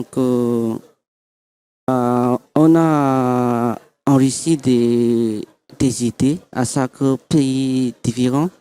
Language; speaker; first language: French; non-native, local second language; Malagasy